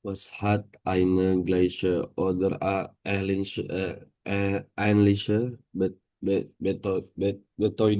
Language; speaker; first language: German; non-native, learner; Indonesian